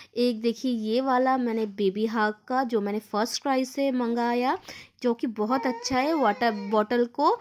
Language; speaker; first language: Hindi; non-native, local second language; Bangla